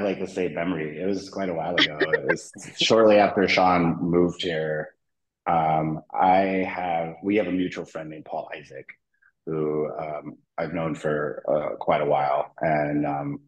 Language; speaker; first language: English; native; English